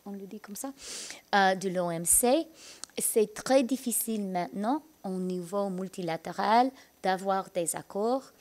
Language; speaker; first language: French; non-native, learner; English